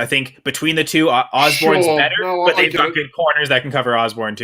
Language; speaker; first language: English; native; English